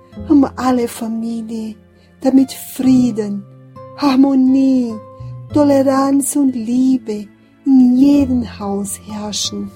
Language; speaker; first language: German; non-native, fluent; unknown